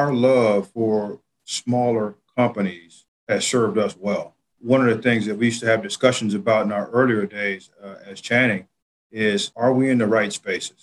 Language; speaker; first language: English; native; English